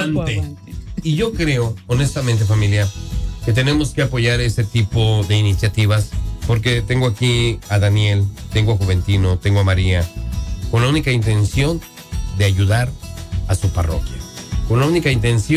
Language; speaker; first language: Spanish; native; Spanish